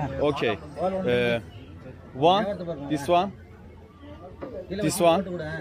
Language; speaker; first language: English; non-native, learner; Turkish